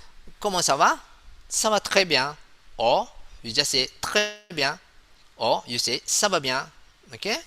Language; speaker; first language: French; non-native, fluent; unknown